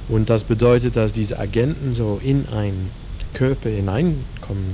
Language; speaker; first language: German; non-native, fluent; Dutch